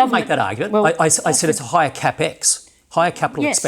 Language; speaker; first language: English; native; English